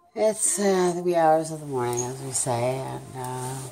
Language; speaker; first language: English; native; English